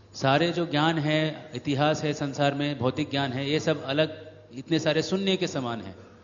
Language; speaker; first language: Hindi; native; Hindi